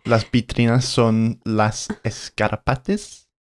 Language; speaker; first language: Spanish; non-native, fluent; English